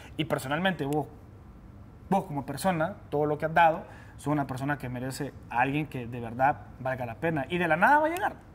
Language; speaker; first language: Spanish; native; Spanish